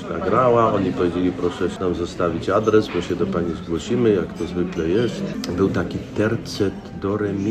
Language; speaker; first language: Polish; native; Polish